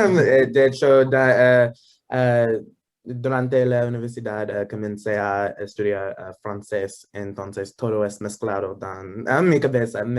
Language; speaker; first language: Spanish; non-native, learner; English